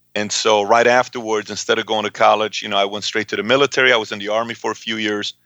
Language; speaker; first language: English; early bilingual, other home language; Persian